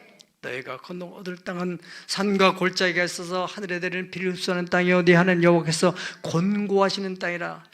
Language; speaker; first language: Korean; native; Korean